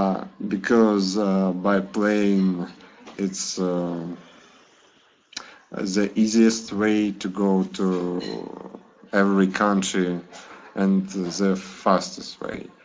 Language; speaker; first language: English; non-native, learner; Russian